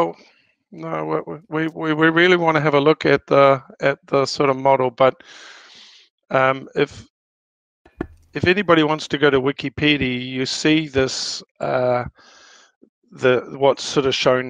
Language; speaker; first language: English; native; English